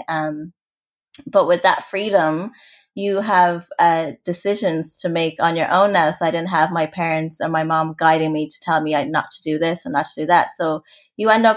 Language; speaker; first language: English; native; English